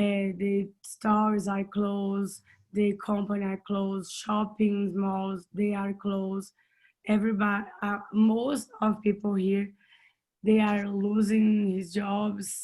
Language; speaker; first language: English; non-native, learner; Portuguese